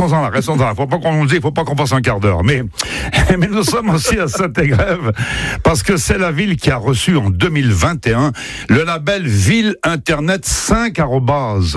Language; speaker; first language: French; native; French